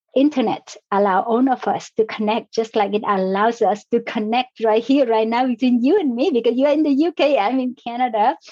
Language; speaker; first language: English; non-native, fluent; Vietnamese